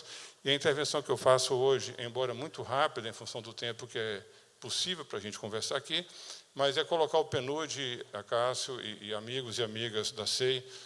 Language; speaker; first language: Portuguese; native; Portuguese